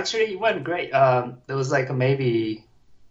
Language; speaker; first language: English; non-native, fluent; Japanese